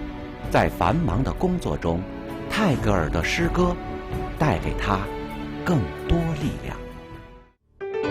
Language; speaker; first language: Chinese; native; Chinese